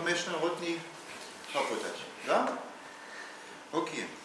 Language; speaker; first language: Russian; non-native, learner; German